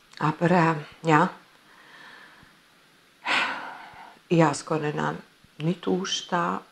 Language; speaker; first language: German; non-native, fluent; Italian